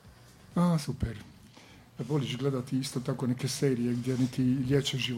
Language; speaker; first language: Croatian; native; Croatian